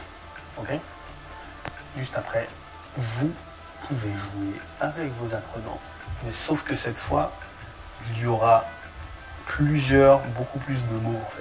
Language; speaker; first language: French; native; French